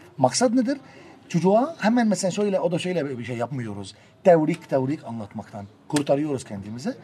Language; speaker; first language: Turkish; non-native, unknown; Arabic